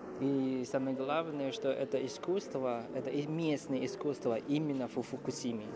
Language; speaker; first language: Russian; non-native, fluent; Chinese